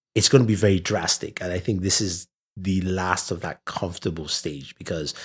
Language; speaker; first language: English; non-native, local second language; Yoruba